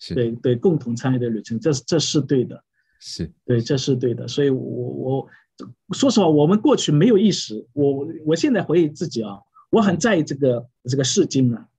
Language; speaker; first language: Chinese; native; Chinese